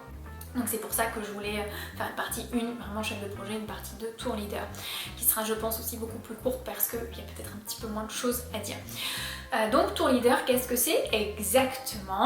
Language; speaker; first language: French; native; French